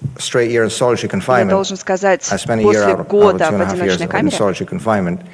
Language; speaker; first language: English; non-native, fluent; Russian